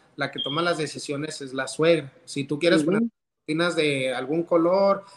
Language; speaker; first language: Spanish; early bilingual, heritage; Spanish